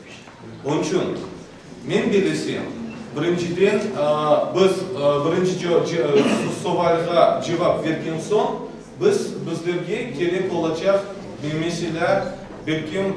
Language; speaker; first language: Turkish; non-native, learner; Tatar